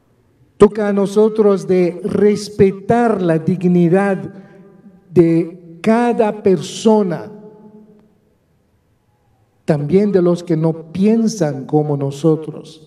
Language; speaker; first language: Spanish; non-native, fluent; Maltese